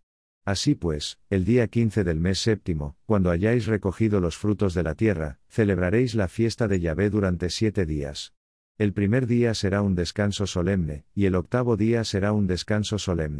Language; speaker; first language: Spanish; native; Spanish